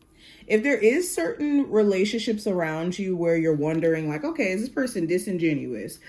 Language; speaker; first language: English; native; English